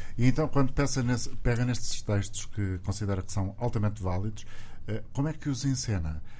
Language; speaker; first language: Portuguese; native; Portuguese